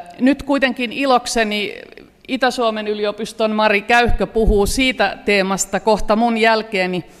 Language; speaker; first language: Finnish; native; Finnish